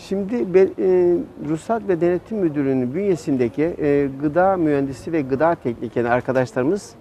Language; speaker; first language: Turkish; native; Turkish